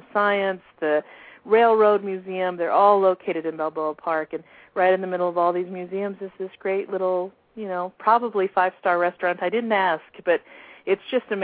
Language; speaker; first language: English; native; English